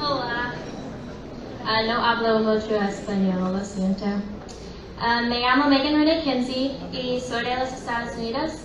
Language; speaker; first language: Spanish; non-native, learner; English